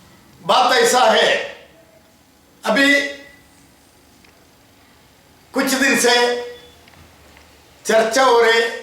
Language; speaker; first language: Hindi; non-native, local second language; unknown